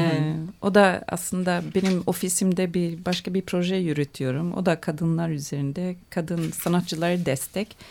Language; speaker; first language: Turkish; non-native, fluent; Swedish